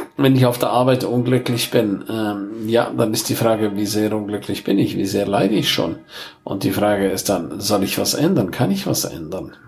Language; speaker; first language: German; non-native, local second language; Romansh